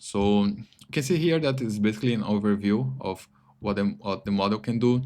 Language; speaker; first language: English; non-native, fluent; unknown